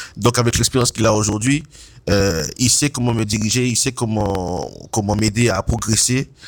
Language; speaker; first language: French; non-native, local second language; Haitian Creole